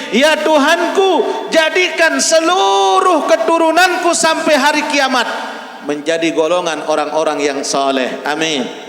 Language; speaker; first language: Malay; non-native, local second language; Sasak